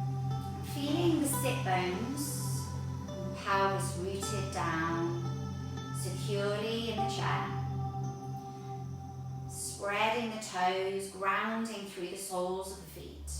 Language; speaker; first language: English; native; English